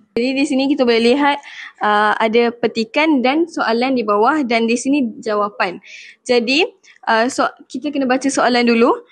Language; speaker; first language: Malay; native; Malay